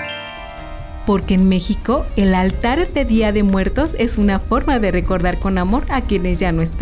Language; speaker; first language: Spanish; native; Spanish